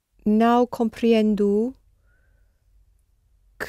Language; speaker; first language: Portuguese; non-native, learner; English